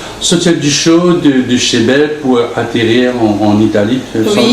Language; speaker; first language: French; non-native, local second language; Morisyen